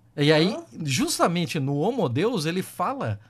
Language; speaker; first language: Portuguese; native; Portuguese